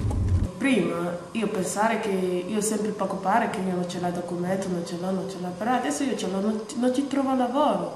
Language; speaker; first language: Italian; non-native, learner; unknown